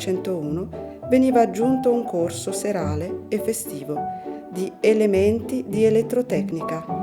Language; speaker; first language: Italian; native; Italian